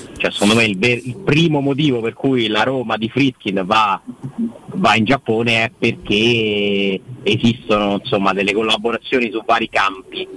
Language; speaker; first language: Italian; native; Italian